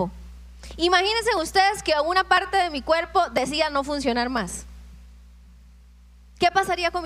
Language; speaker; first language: Spanish; native; Spanish